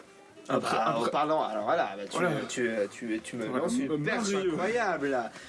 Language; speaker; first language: French; native; French